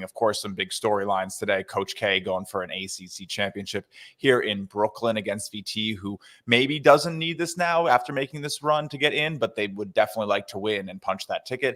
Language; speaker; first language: English; native; English